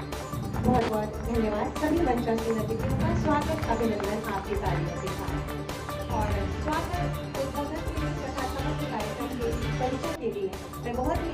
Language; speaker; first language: Hindi; native; Hindi